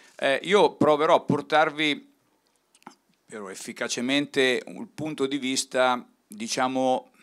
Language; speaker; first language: Italian; native; Italian